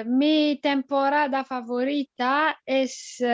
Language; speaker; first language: Spanish; non-native, learner; French